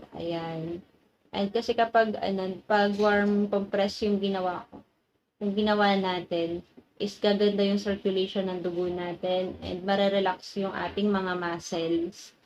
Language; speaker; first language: Filipino; native; Filipino